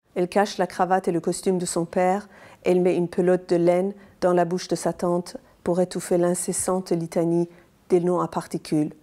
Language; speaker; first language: French; non-native, fluent; Persian